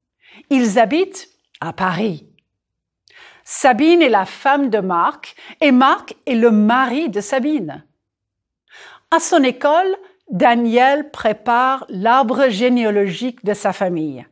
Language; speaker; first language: French; non-native, fluent; English